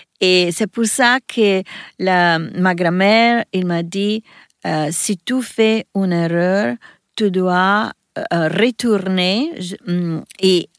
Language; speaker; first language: French; non-native, learner; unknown